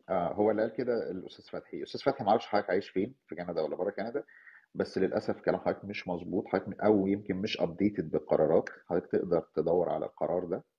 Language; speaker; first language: Arabic; native; Arabic